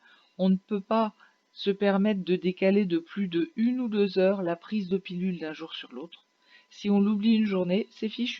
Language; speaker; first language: French; native; French